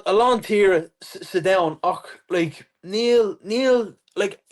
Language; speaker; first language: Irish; non-native, local second language; English